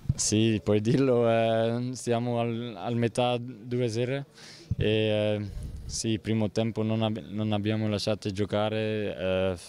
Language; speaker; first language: Italian; non-native, learner; Dutch